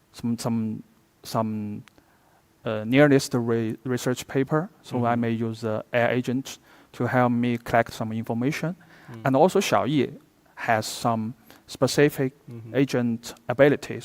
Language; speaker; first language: English; non-native, fluent; Chinese